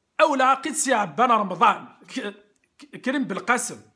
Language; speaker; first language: Arabic; non-native, local second language; Kabyle